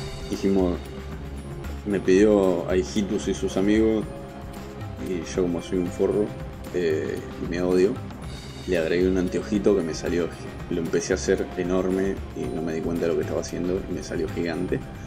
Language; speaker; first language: Spanish; native; Spanish